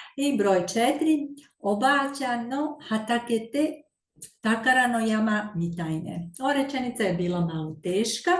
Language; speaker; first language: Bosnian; early bilingual, heritage; Serbian